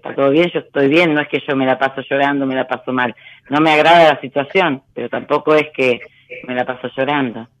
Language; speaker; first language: Spanish; native; Spanish